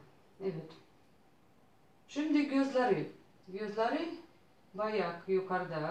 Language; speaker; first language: Turkish; non-native, learner; Russian